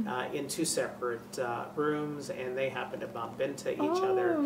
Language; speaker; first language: English; native; English